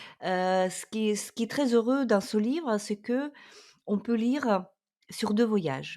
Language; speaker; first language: French; non-native, fluent; Ukrainian